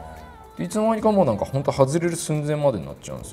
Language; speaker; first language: Japanese; native; Japanese